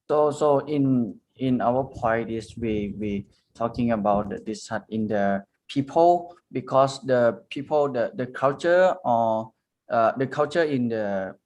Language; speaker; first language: English; non-native, learner; Thai